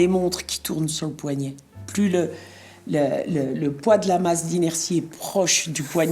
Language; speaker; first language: French; native; French